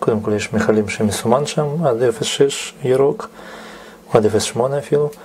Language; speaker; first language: Hebrew; non-native, fluent; Russian